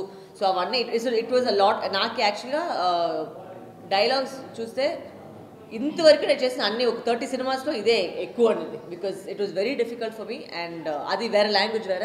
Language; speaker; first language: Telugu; non-native, local second language; Tamil